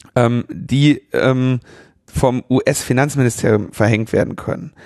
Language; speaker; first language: German; native; German